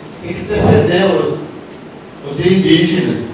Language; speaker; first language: Portuguese; non-native, local second language; Yanomámi